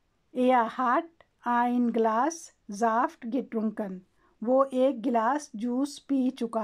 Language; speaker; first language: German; non-native, learner; Urdu